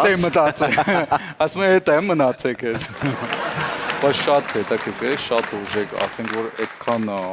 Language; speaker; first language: Armenian; non-native, learner; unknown